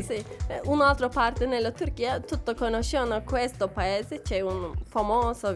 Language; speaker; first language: Italian; non-native, learner; Turkish